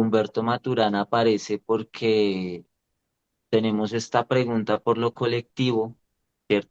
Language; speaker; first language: Spanish; native; Spanish